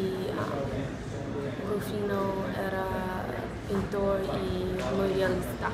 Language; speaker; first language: Spanish; non-native, learner; English